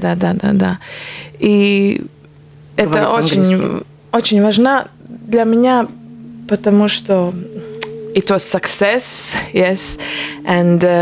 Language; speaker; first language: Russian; non-native, local second language; Latvian